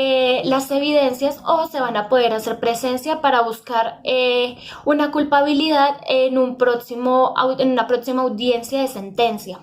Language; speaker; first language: Spanish; native; Spanish